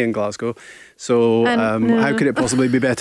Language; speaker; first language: English; native; English